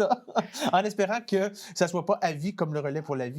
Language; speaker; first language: French; native; French